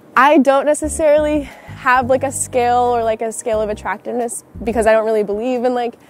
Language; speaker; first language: English; native; English